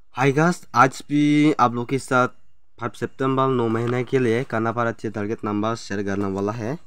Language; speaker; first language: Hindi; non-native, local second language; Assamese